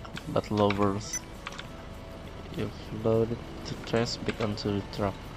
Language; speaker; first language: English; non-native, learner; Indonesian